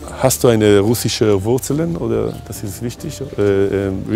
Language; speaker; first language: German; non-native, learner; Hebrew